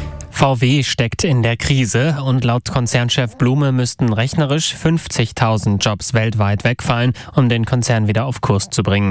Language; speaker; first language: German; native; German